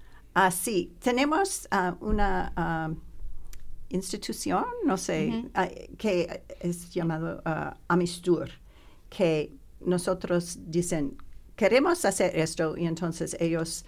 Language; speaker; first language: Spanish; non-native, learner; English